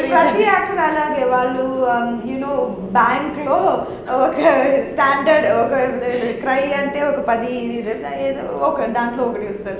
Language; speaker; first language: Telugu; non-native, local second language; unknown